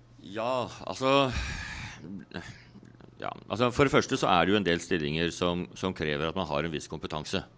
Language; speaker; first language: Norwegian; native; Norwegian